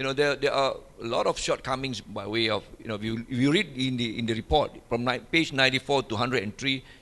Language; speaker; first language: English; non-native, local second language; Malay